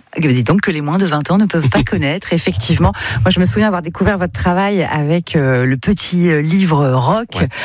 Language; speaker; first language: French; native; French